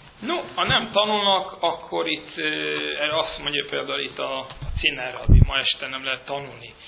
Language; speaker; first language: Hungarian; early bilingual, heritage; Hungarian